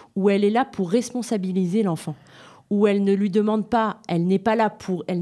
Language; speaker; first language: French; native; French